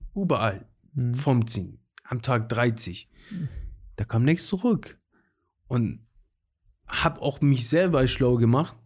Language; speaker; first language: German; non-native, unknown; Persian